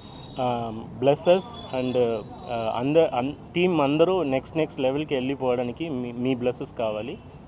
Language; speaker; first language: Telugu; non-native, learner; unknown